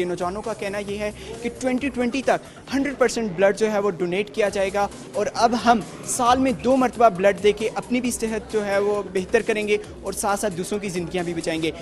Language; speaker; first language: Urdu; native; Urdu